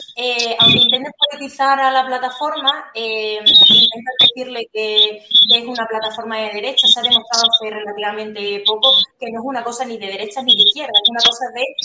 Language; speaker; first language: Spanish; native; Spanish